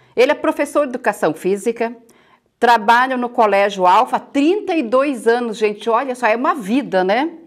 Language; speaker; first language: Portuguese; native; Portuguese